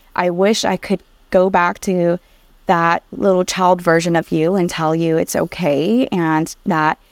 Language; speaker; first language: English; early bilingual, other home language; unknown